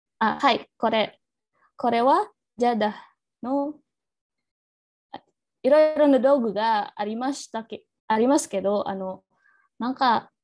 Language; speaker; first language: Japanese; non-native, learner; Indonesian